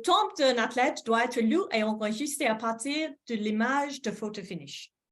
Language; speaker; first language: French; non-native, fluent; English